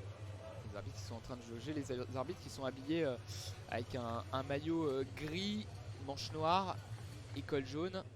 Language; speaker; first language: French; native; French